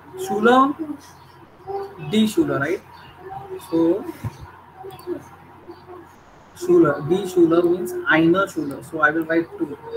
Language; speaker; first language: German; non-native, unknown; Marathi